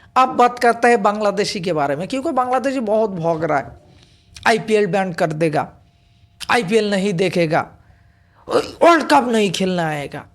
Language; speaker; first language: Hindi; non-native, local second language; Bangla